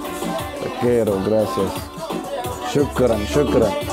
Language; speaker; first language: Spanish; non-native, learner; Arabic